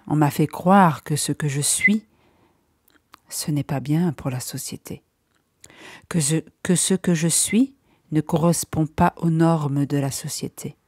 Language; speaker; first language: French; native; French